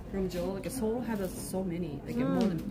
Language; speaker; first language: English; non-native, learner; Japanese